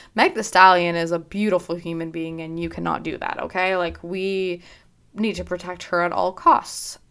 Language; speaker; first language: English; native; English